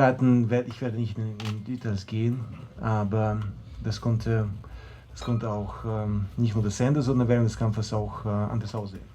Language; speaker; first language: German; non-native, fluent; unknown